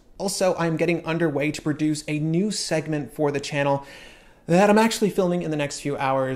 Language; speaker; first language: English; native; English